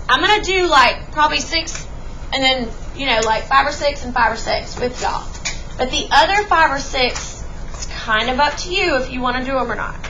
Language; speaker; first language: English; native; English